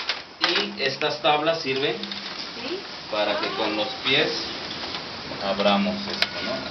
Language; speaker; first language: Spanish; native; Spanish